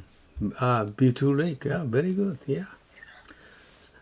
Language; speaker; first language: English; non-native, learner; Japanese